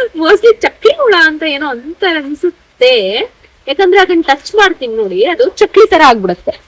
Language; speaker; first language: Kannada; non-native, local second language; Tulu